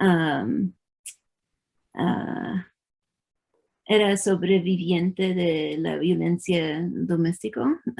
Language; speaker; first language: Spanish; early bilingual, heritage; English